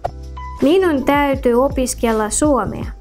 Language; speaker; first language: Finnish; non-native, fluent; Russian